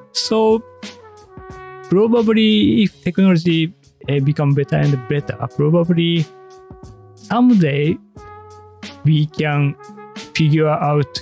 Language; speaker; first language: English; non-native, learner; Japanese